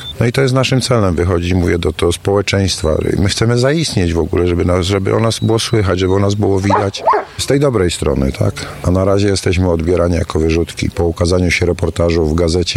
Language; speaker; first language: Polish; native; Polish